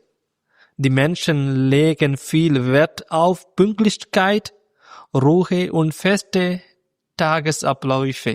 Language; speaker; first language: German; non-native, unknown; Malayalam